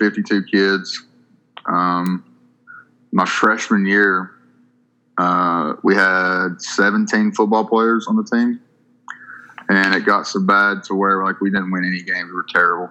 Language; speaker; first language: English; native; English